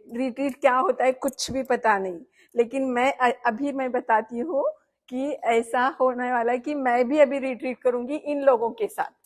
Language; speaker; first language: Hindi; non-native, local second language; Marathi